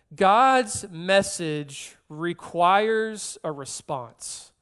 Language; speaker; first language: English; native; English